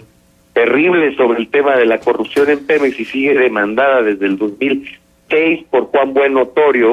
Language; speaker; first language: Spanish; native; Spanish